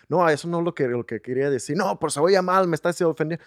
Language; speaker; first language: Spanish; early bilingual, heritage; Spanish